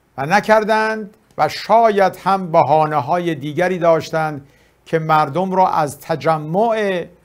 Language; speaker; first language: Persian; native; Persian